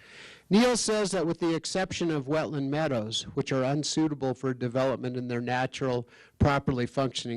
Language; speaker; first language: English; native; English